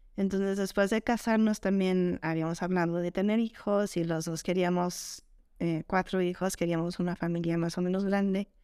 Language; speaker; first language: Spanish; non-native, fluent; English